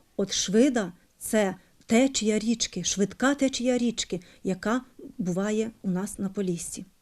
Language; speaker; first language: Ukrainian; native; Ukrainian